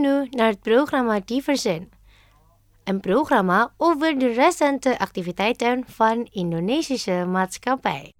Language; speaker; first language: Dutch; non-native, fluent; Indonesian